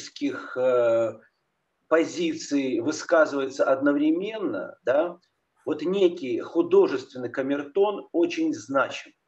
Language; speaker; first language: Russian; native; Russian